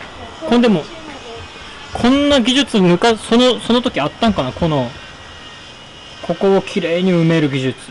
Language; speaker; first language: Japanese; native; Japanese